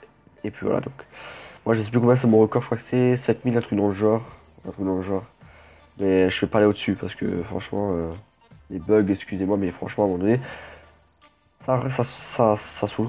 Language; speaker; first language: French; native; French